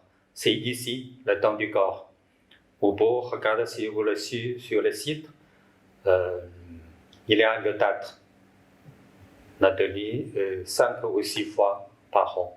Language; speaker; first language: French; non-native, learner; Chinese